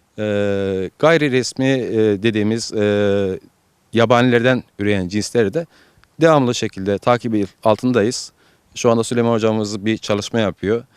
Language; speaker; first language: Turkish; native; Turkish